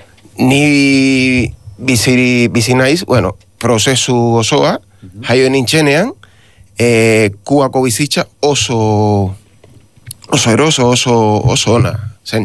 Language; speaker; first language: Basque; non-native, learner; Spanish